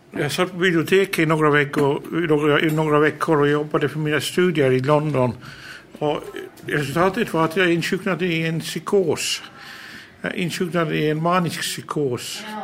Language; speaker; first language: Swedish; early bilingual, heritage; Swedish